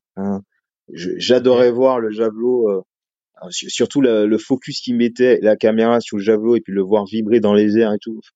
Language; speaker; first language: French; native; French